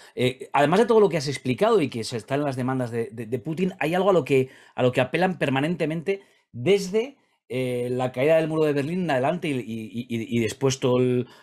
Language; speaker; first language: Spanish; native; Spanish